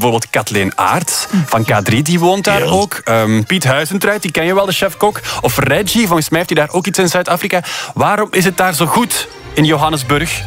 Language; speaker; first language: Dutch; native; Dutch